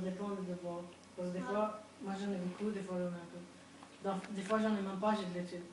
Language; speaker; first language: French; early bilingual, other home language; Arabic